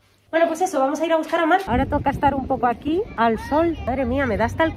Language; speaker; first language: Spanish; native; Spanish